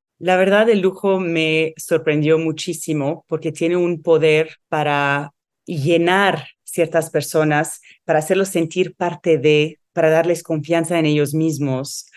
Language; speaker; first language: Spanish; non-native, fluent; Arabic